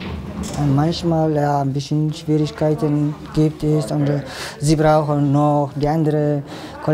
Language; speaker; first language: German; non-native, learner; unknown